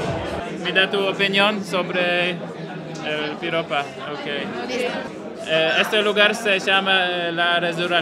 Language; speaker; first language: Spanish; non-native, learner; English